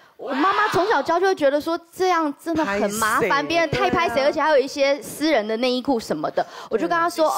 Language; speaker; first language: Chinese; native; Chinese